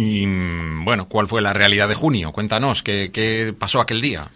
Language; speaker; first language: Spanish; native; Spanish